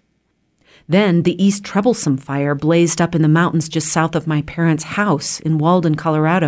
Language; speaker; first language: English; native; English